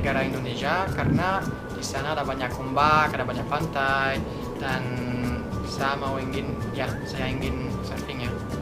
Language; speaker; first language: Indonesian; non-native, fluent; French